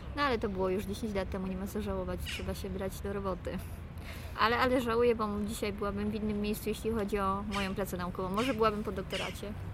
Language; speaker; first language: Polish; native; Polish